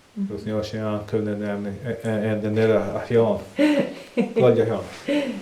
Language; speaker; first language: Irish; native; Irish